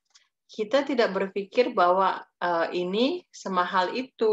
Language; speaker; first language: Indonesian; native; Indonesian